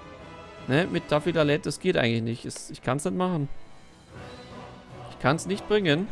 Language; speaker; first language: German; native; German